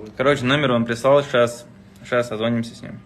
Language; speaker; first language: Russian; native; Russian